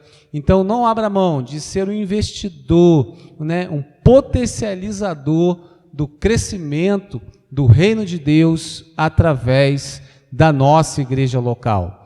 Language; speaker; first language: Portuguese; native; Portuguese